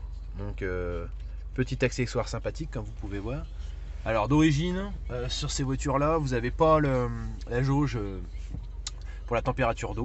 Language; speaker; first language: French; native; French